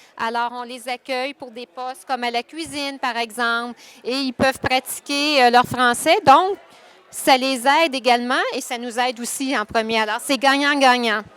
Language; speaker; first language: French; native; French